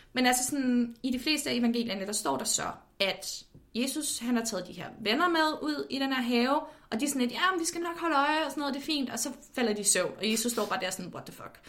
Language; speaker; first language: Danish; native; Danish